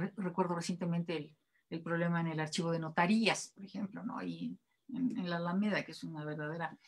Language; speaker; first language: Spanish; native; Spanish